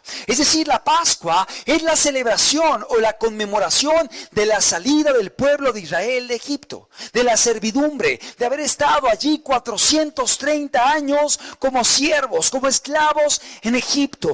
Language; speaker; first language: Spanish; native; Spanish